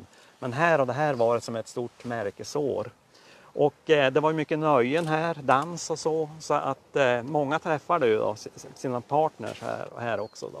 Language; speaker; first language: Swedish; native; Swedish